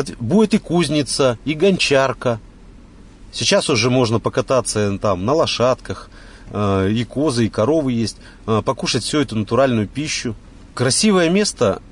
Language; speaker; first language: Russian; native; Russian